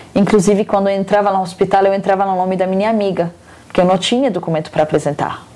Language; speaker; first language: Portuguese; non-native, fluent; Arabic